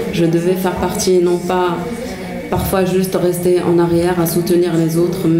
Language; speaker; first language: French; non-native, local second language; Arabic